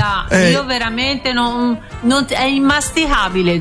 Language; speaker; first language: Italian; native; Italian